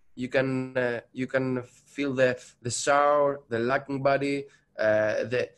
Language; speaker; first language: English; non-native, learner; Greek